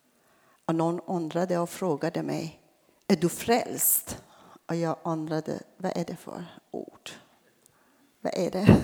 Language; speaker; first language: Swedish; non-native, fluent; Persian